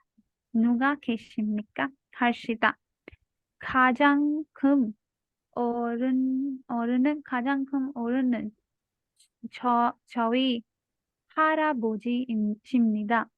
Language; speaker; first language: Korean; non-native, learner; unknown